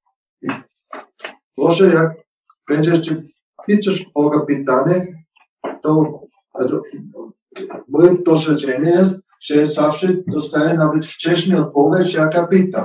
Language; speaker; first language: Polish; non-native, learner; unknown